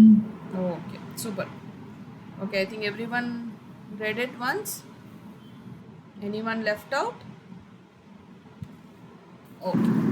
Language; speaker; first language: English; non-native, local second language; Tamil